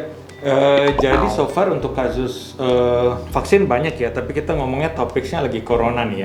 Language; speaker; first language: Indonesian; native; Indonesian